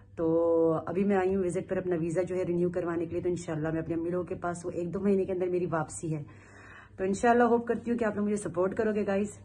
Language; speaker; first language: Urdu; early bilingual, heritage; Urdu